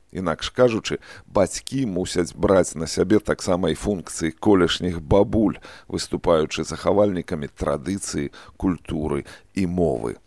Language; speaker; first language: Belarusian; native; Belarusian